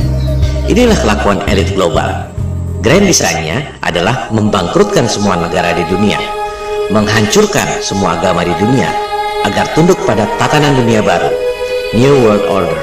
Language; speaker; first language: Indonesian; native; Indonesian